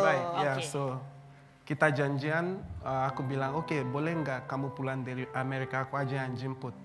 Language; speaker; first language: Indonesian; non-native, fluent; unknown